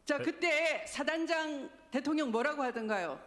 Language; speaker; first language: Korean; native; Korean